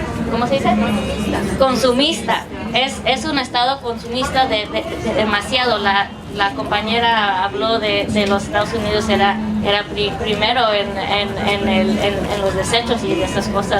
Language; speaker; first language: Spanish; early bilingual, heritage; English